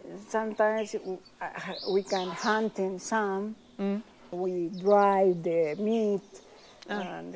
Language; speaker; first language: English; non-native, learner; Spanish